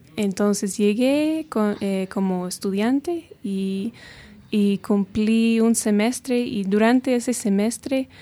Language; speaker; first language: Spanish; non-native, fluent; English